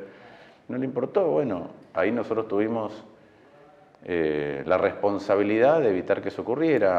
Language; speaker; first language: Spanish; native; Spanish